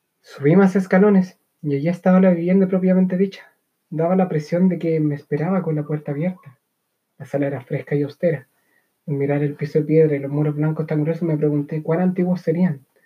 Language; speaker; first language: Spanish; native; Spanish